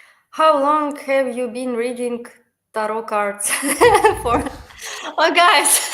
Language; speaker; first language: English; non-native, learner; Ukrainian